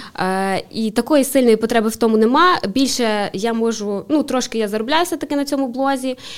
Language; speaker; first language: Ukrainian; native; Ukrainian